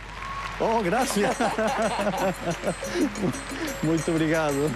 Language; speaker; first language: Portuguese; non-native, learner; Spanish